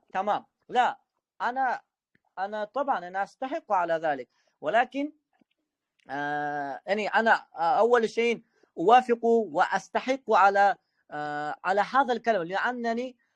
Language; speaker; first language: Arabic; non-native, fluent; Uzbek